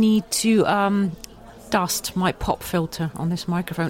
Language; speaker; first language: English; non-native, fluent; Swiss German